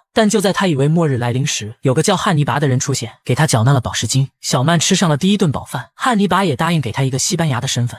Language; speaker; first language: Chinese; native; Chinese